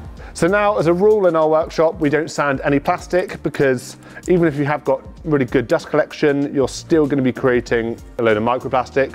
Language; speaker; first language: English; native; English